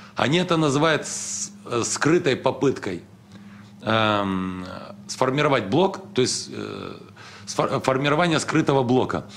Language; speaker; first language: Russian; non-native, local second language; Romanian